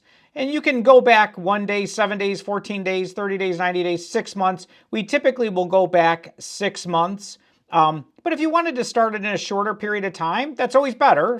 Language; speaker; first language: English; native; English